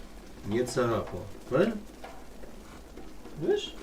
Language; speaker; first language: Russian; native; Russian